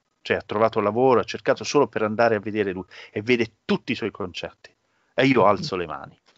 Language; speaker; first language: Italian; native; Italian